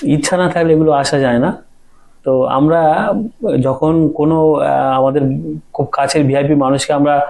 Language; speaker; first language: Bangla; native; Bangla